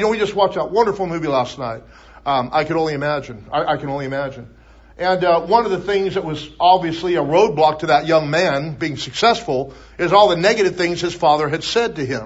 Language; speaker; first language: English; native; English